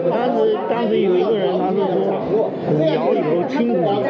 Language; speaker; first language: Chinese; native; Chinese